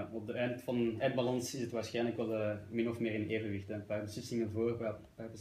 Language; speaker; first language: Dutch; native; Dutch